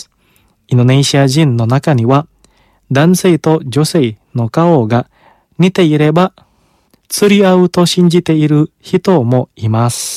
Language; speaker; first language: Japanese; non-native, fluent; Indonesian